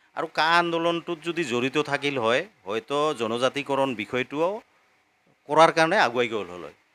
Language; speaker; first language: Assamese; non-native, local second language; Rangpuri